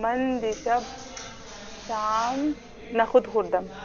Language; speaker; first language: Persian; non-native, learner; Urdu